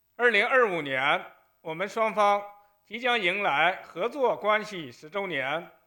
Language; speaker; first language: Chinese; native; Chinese